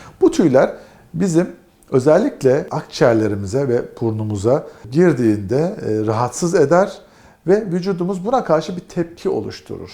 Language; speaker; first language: Turkish; native; Turkish